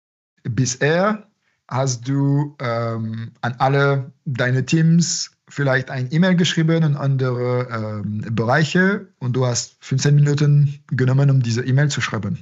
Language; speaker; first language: German; non-native, fluent; French